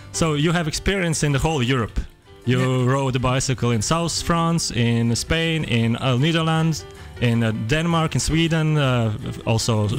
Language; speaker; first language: English; non-native, fluent; Latvian